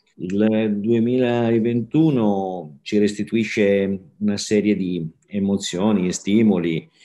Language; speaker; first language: Italian; native; Italian